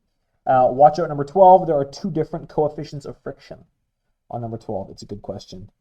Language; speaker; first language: English; native; English